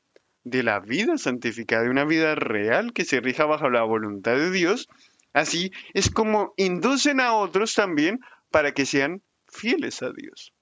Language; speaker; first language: Spanish; native; Spanish